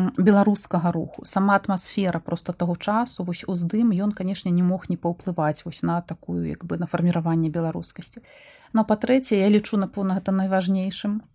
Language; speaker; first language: Belarusian; native; Belarusian